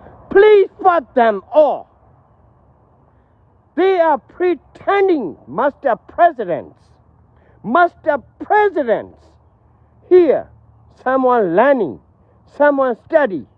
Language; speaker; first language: English; non-native, learner; Burmese